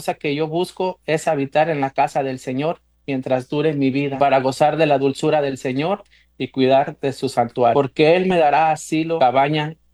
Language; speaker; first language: Spanish; native; Spanish